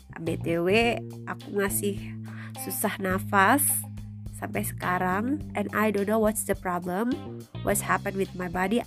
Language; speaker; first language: English; non-native, fluent; Indonesian